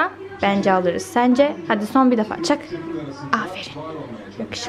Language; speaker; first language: Turkish; native; Turkish